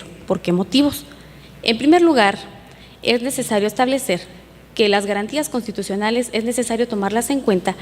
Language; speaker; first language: Spanish; native; Spanish